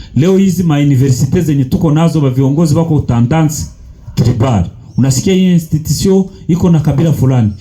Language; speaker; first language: Swahili; native; Swahili